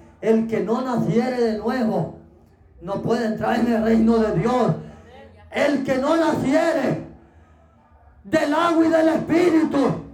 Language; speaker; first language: Spanish; native; Spanish